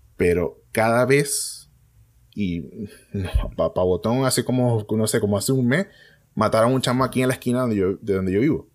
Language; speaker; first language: Spanish; native; Spanish